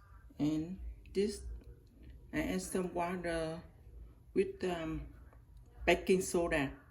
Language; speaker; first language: English; non-native, learner; Vietnamese